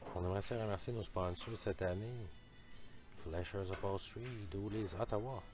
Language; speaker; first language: French; native; French